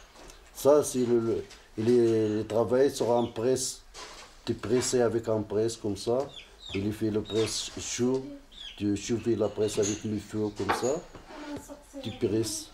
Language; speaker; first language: French; non-native, learner; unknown